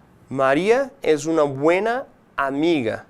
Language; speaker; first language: Spanish; non-native, fluent; Portuguese